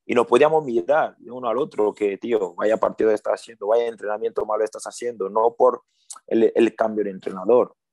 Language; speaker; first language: Spanish; early bilingual, other home language; French